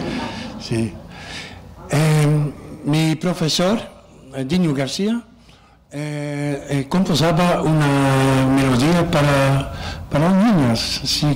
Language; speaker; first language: Spanish; non-native, learner; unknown